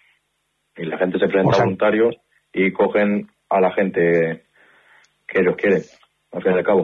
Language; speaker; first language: Spanish; native; Spanish